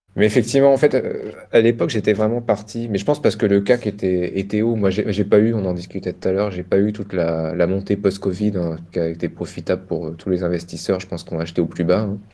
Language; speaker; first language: French; native; French